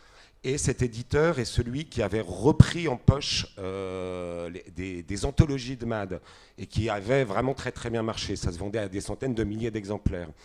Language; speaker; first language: French; native; French